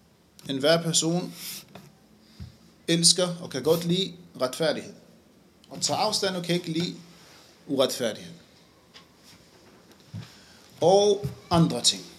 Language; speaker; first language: Danish; non-native, fluent; Arabic